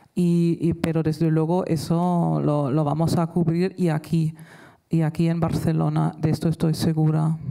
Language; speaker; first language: Spanish; non-native, fluent; German